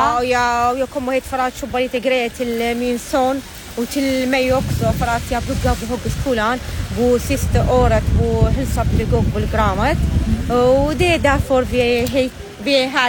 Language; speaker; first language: Swedish; non-native, learner; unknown